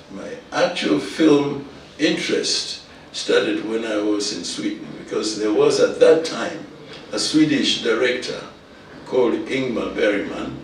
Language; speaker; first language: English; non-native, local second language; Luyia